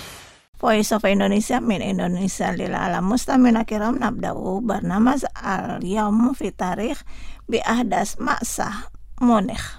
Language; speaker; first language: Arabic; non-native, fluent; Indonesian